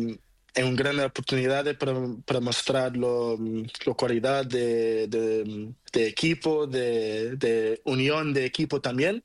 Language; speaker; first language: Spanish; non-native, learner; Portuguese